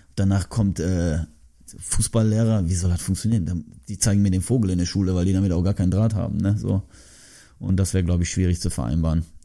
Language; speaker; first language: German; early bilingual, other home language; Turkish